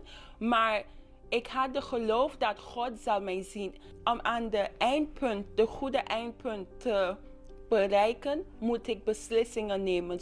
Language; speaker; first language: Dutch; non-native, local second language; English